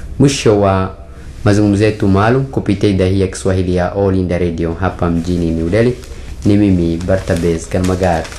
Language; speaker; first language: Swahili; non-native, fluent; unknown